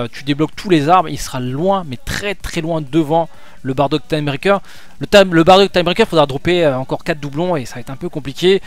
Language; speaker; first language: French; native; French